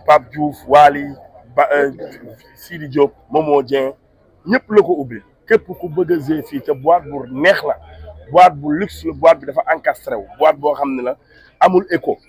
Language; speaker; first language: Wolof; native; Wolof